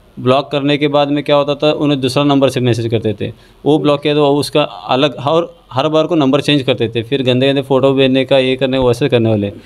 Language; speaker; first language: Hindi; non-native, local second language; Urdu